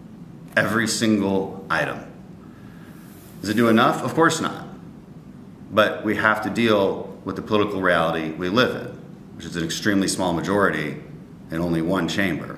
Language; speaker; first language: English; native; English